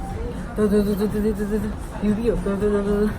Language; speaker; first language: Japanese; non-native, fluent; Korean